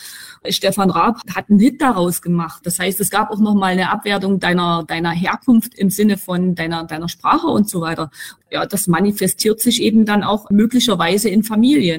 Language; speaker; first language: German; native; German